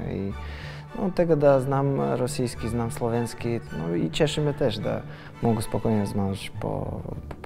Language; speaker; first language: Polish; non-native, learner; Russian